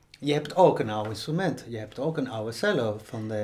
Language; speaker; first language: Dutch; non-native, fluent; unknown